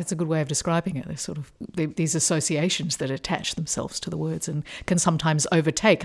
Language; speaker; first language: English; native; English